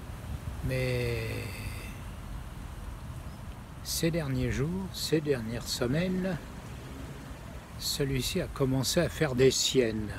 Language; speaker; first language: French; native; French